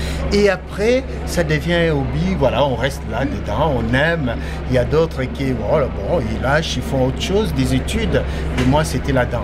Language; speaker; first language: French; non-native, local second language; Lingala